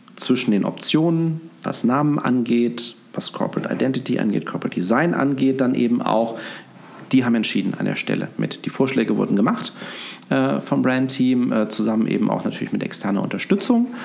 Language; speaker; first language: German; native; German